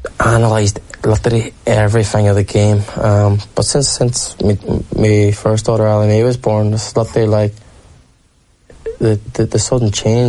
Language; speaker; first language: English; native; English